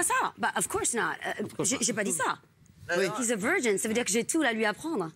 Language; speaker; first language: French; non-native, fluent; English